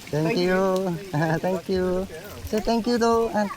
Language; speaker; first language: English; non-native, learner; Indonesian